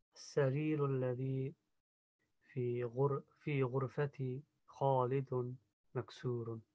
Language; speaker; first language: Arabic; non-native, learner; English